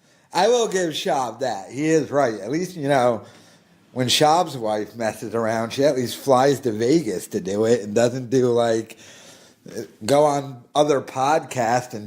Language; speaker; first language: English; native; English